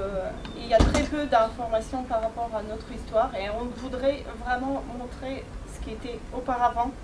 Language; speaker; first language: French; non-native, fluent; Ukrainian